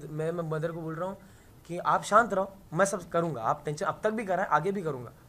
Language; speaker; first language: Hindi; native; Hindi